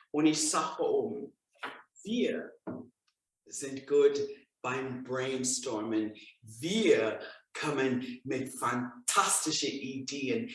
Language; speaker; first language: German; non-native, fluent; English